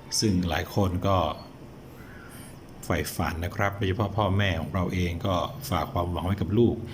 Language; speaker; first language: Thai; native; Thai